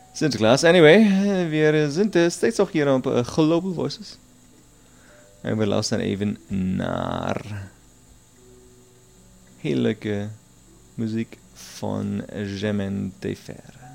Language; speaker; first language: Dutch; non-native, learner; German